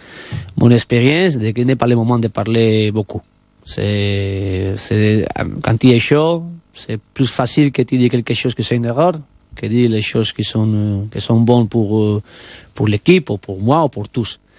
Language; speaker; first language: French; non-native, learner; Spanish